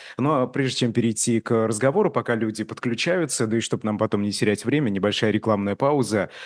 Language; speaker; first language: Russian; native; Russian